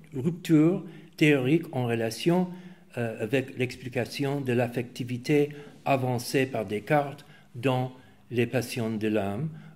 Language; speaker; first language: French; non-native, fluent; English